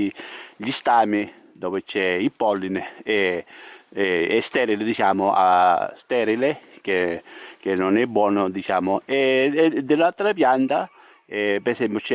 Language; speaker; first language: Italian; native; Italian